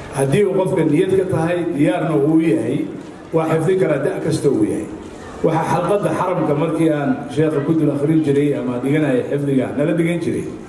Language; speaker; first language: Somali; early bilingual, heritage; Somali